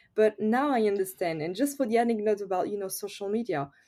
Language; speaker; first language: English; non-native, fluent; French